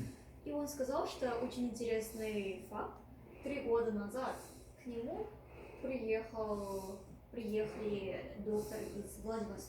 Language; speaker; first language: Russian; non-native, fluent; Korean